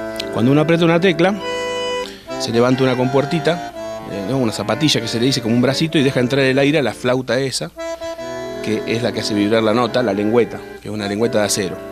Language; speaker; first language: Spanish; native; Spanish